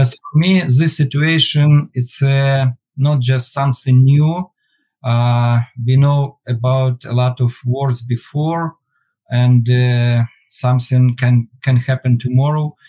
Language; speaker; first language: English; non-native, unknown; Ukrainian